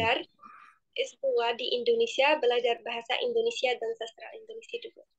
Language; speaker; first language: Indonesian; non-native, fluent; Arabic